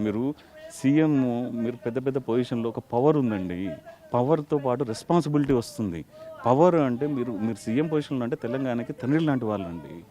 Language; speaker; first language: Telugu; native; Telugu